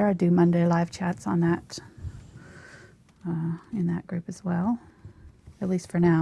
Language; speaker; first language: English; native; English